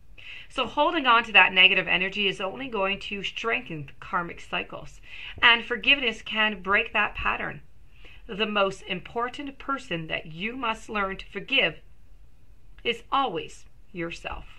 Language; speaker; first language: English; non-native, local second language; French